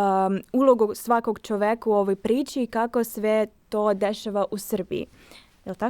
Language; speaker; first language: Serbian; non-native, fluent; Russian